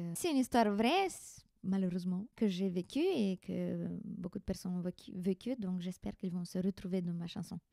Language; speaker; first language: French; non-native, fluent; Romanian